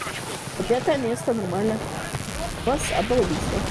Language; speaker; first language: Russian; native; Russian